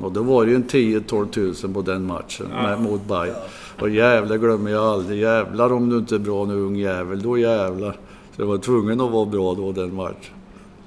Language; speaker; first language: Swedish; native; Swedish